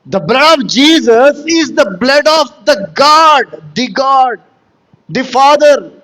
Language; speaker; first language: English; non-native, local second language; Telugu